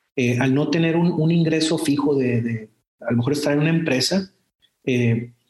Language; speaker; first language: Spanish; native; Spanish